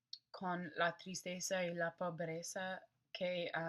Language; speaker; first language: Spanish; non-native, learner; English